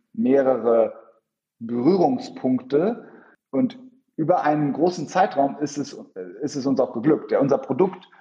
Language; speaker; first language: German; native; German